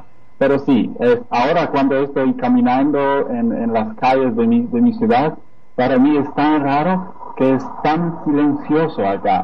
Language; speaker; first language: Spanish; non-native, fluent; Polish